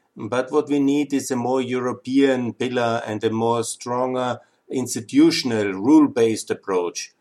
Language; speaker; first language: English; non-native, fluent; German